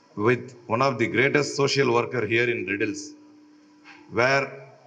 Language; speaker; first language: English; non-native, local second language; Tamil